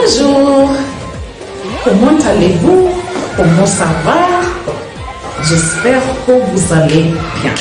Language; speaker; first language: French; non-native, fluent; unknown